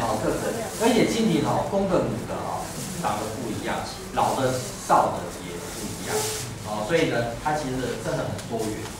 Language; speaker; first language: Chinese; native; Chinese